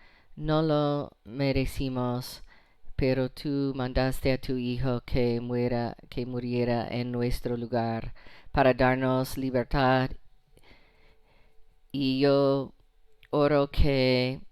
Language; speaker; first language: Spanish; non-native, fluent; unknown